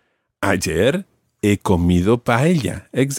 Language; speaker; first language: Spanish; non-native, fluent; English